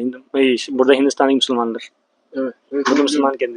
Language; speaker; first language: Turkish; non-native, fluent; Hindi